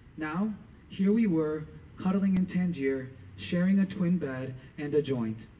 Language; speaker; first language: English; native; English